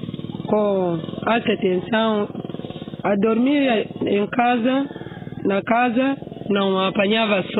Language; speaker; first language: Portuguese; non-native, learner; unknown